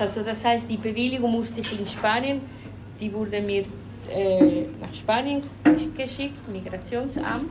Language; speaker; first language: German; non-native, fluent; Spanish